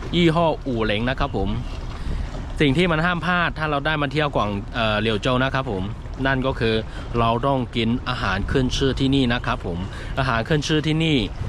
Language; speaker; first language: Thai; non-native, fluent; Chinese